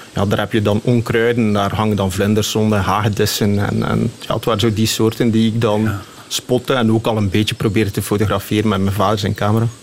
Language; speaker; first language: Dutch; native; Dutch